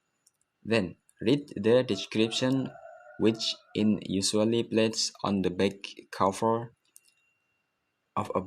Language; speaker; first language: English; non-native, learner; Indonesian